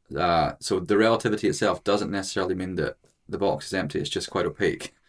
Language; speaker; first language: English; native; English